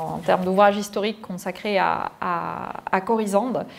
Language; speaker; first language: French; native; French